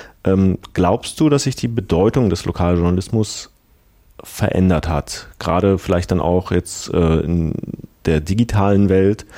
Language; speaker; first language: German; native; German